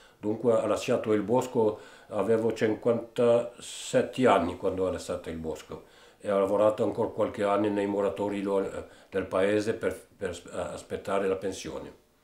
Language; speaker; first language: Italian; early bilingual, heritage; Italian